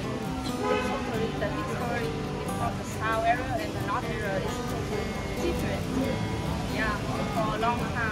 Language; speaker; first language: English; non-native, fluent; Vietnamese